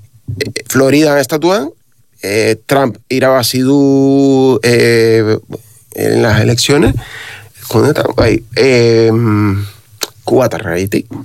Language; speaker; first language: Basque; non-native, learner; Spanish